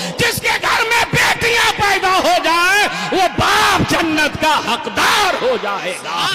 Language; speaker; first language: Urdu; native; Urdu